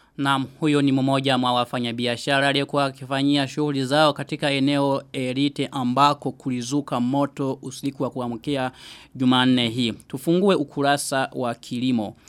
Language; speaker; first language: Swahili; non-native, local second language; Rundi